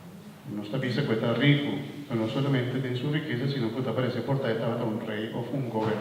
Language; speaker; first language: Spanish; non-native, learner; Papiamento